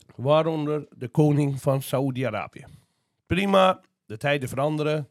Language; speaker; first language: Dutch; non-native, fluent; Azerbaijani